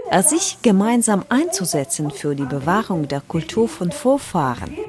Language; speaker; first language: German; non-native, fluent; Ukrainian